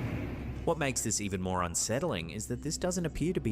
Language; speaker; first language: English; native; English